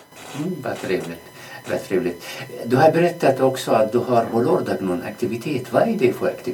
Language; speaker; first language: Swedish; non-native, fluent; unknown